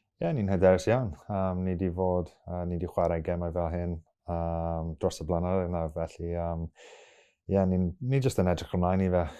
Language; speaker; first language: Welsh; non-native, local second language; English